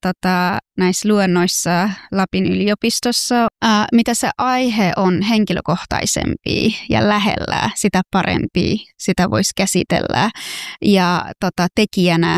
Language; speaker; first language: Finnish; early bilingual, other home language; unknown